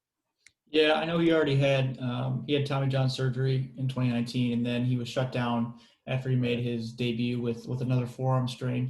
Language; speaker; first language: English; native; English